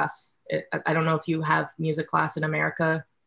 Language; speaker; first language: English; native; English